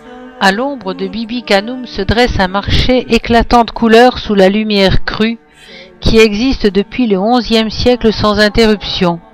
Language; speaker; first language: French; native; French